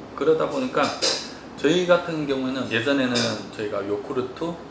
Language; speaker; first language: Korean; early bilingual, heritage; Korean